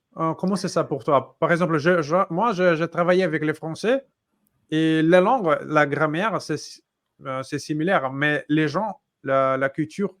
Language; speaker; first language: French; non-native, fluent; Portuguese